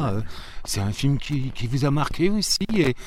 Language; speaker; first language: French; native; French